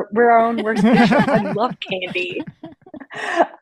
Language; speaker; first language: English; native; English